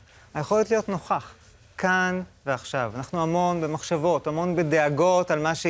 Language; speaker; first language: Hebrew; native; Hebrew